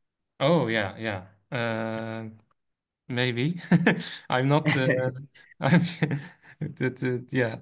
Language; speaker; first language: English; non-native, fluent; Dutch